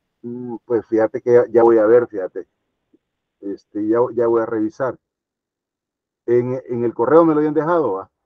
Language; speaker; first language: Spanish; native; Spanish